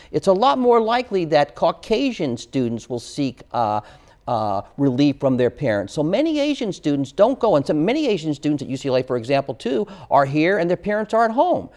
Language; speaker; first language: English; native; English